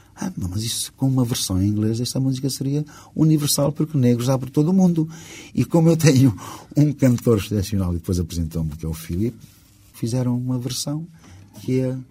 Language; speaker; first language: Portuguese; non-native, local second language; Kabuverdianu